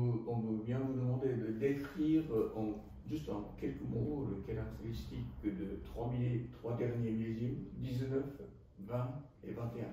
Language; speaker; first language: French; non-native, fluent; Japanese